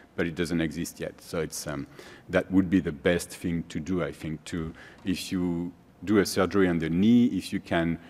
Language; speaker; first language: English; non-native, fluent; French